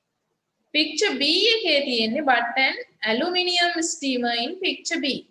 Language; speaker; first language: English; non-native, fluent; Sinhala